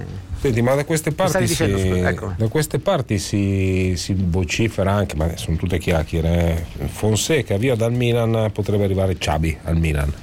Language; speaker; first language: Italian; native; Italian